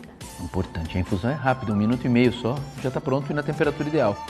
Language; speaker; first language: Portuguese; native; Portuguese